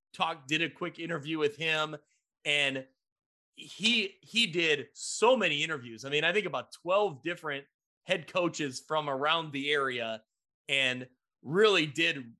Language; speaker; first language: English; native; English